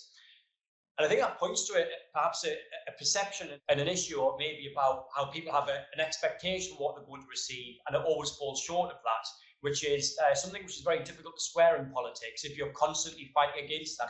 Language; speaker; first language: English; native; English